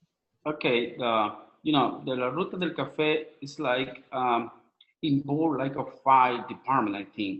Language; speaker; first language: English; non-native, learner; Spanish